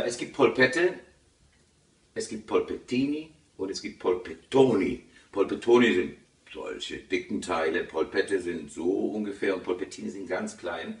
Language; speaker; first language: German; early bilingual, other home language; Italian